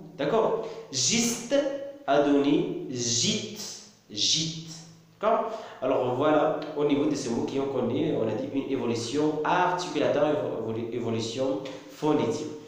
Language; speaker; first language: French; non-native, local second language; Arabic